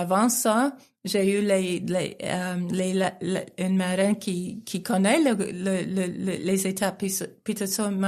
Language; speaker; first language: French; non-native, local second language; English